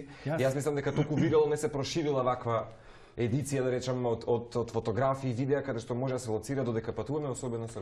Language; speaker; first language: Macedonian; native; Macedonian